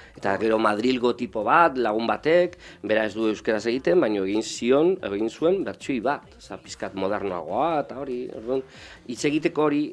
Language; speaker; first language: Basque; non-native, local second language; Spanish